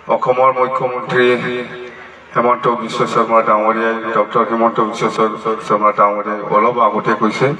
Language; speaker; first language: Assamese; non-native, local second language; Bodo